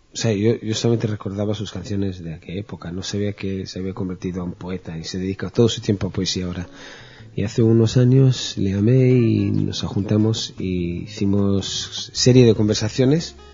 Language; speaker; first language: Spanish; non-native, fluent; Hebrew